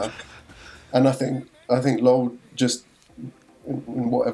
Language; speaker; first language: English; native; English